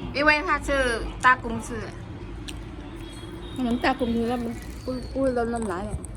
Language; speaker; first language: Chinese; non-native, fluent; Vietnamese